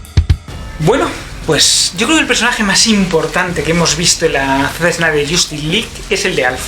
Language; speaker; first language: Spanish; native; Spanish